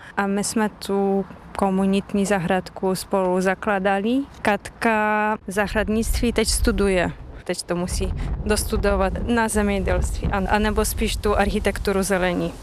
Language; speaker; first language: Czech; non-native, fluent; Polish